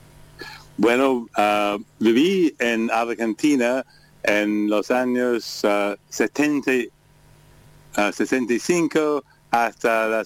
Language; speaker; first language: Spanish; non-native, learner; English